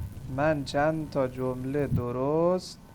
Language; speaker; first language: Persian; non-native, fluent; Urdu